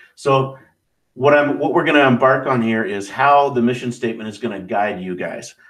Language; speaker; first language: English; native; English